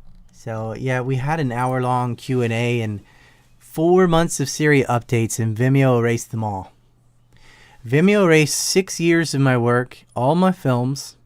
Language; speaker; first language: English; native; English